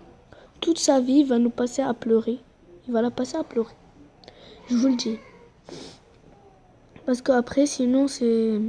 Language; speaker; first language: French; non-native, local second language; Arabic